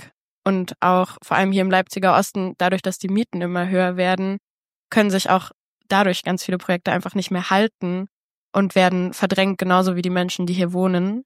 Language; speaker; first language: German; native; German